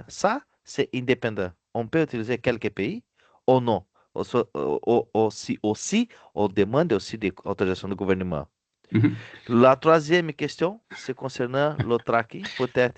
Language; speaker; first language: French; non-native, fluent; Portuguese